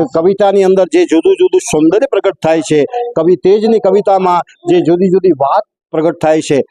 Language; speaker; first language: Gujarati; non-native, local second language; Kachhi